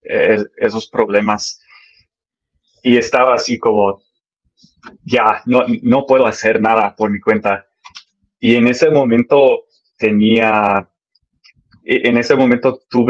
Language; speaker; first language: Spanish; early bilingual, heritage; English